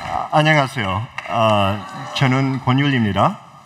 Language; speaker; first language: Korean; early bilingual, heritage; Korean